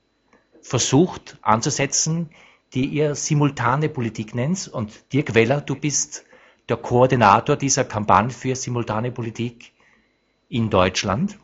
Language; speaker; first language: German; native; German